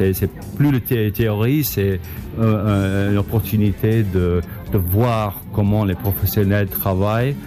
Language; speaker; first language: French; non-native, fluent; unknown